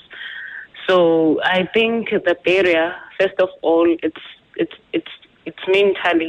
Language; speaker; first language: English; non-native, local second language; Zulu